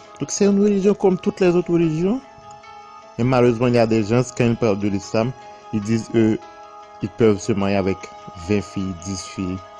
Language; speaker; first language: French; non-native, local second language; Haitian Creole